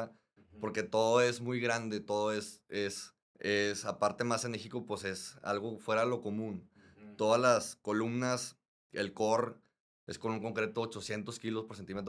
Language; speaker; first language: Spanish; native; Spanish